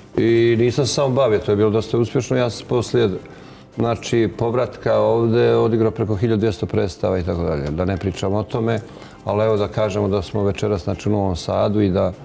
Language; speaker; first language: Bosnian; native; Bosnian